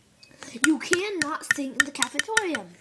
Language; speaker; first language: English; native; English